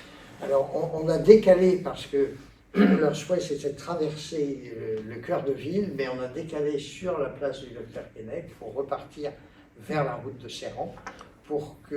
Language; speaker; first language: French; native; French